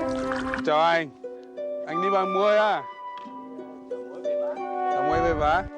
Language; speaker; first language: Vietnamese; non-native, learner; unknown